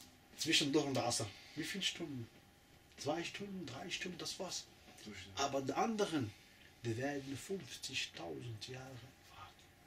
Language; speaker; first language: German; non-native, fluent; Arabic